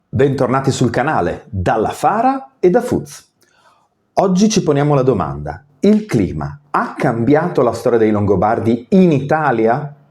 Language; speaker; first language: Italian; native; Italian